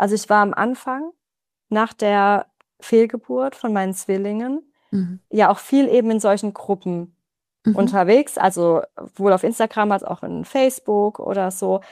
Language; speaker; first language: German; native; German